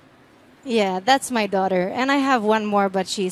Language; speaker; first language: English; non-native, fluent; Swedish